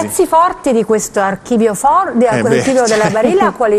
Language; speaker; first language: Italian; native; Italian